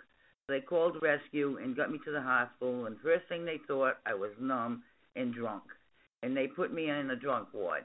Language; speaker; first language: English; native; English